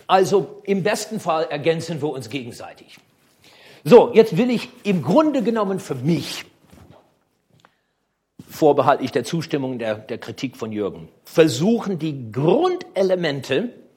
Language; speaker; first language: German; native; German